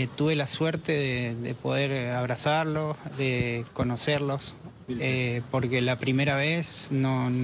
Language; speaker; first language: Spanish; native; Spanish